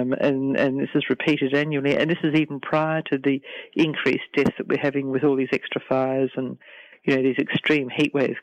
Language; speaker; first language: English; native; English